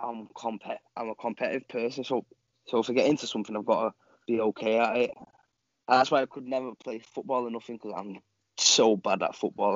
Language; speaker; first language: English; native; English